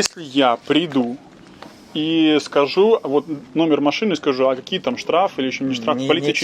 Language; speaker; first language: Russian; native; Russian